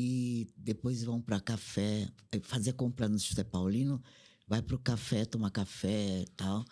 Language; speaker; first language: Portuguese; non-native, fluent; Korean